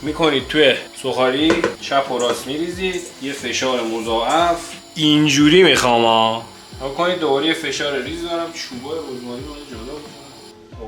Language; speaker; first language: Persian; native; Persian